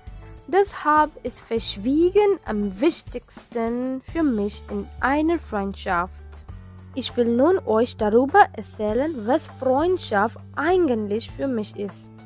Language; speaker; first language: German; non-native, learner; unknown